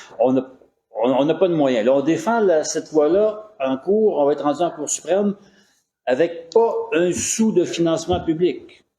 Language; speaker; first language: French; native; French